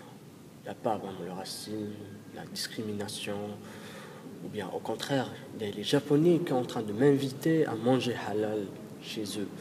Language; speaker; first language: French; non-native, local second language; Arabic